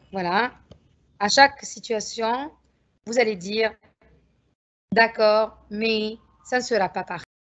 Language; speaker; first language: French; non-native, fluent; Arabic